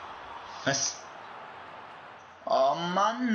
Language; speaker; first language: German; native; German